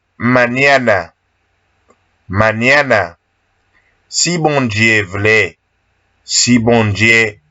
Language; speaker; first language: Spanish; non-native, learner; Haitian Creole